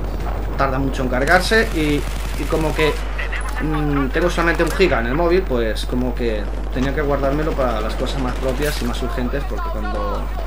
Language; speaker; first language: Spanish; native; Spanish